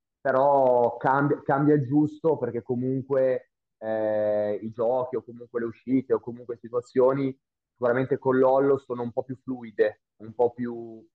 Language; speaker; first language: Italian; native; Italian